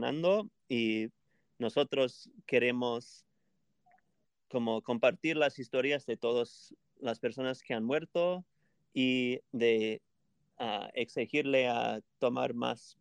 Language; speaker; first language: Spanish; non-native, fluent; English